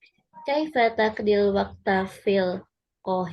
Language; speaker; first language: Arabic; non-native, learner; Indonesian